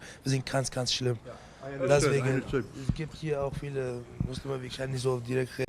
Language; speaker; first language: German; non-native, learner; Kurdish